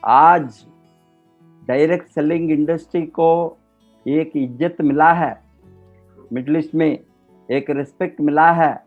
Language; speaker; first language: Hindi; non-native, local second language; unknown